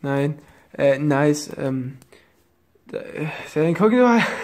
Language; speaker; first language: German; native; German